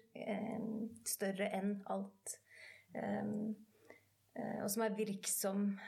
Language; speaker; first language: Norwegian; native; Norwegian